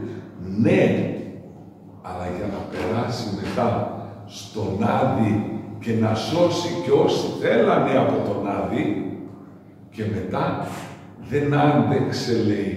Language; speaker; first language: Greek; native; Greek